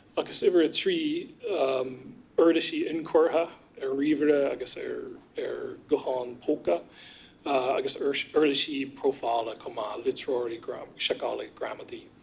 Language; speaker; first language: Irish; non-native, fluent; English